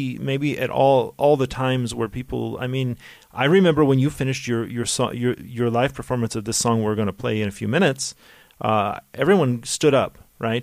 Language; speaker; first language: English; native; English